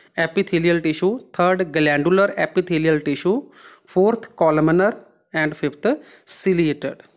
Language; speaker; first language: Hindi; non-native, local second language; Punjabi